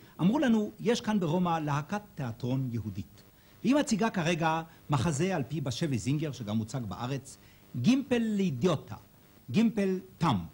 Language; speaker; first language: Hebrew; native; Hebrew